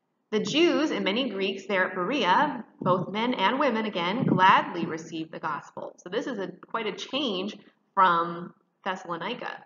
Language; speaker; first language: English; native; English